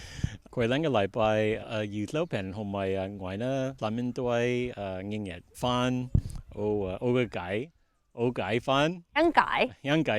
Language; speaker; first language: Cantonese; early bilingual, heritage; Cantonese